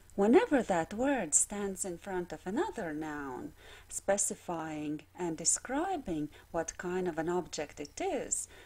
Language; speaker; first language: English; non-native, fluent; Latvian